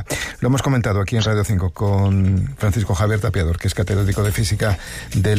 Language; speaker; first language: Spanish; native; Spanish